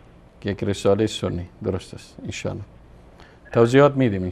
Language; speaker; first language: Persian; native; Persian